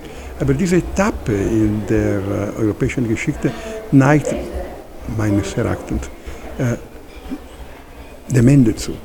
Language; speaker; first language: German; non-native, fluent; Italian